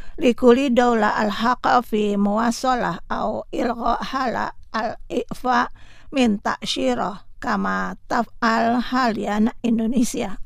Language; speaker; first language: Arabic; non-native, fluent; Indonesian